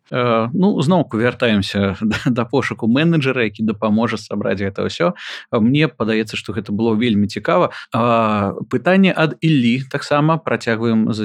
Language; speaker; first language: Belarusian; non-native, local second language; Russian